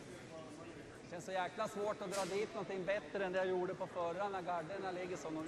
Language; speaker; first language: Swedish; native; Swedish